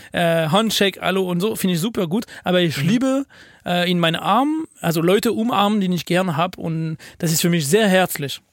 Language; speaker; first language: German; non-native, fluent; French